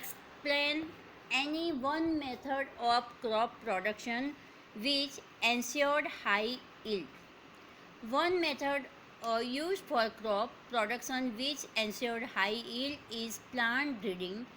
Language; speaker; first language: English; non-native, local second language; Hindi